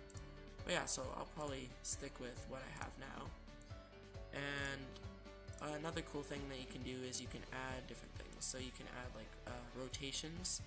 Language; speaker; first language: English; native; English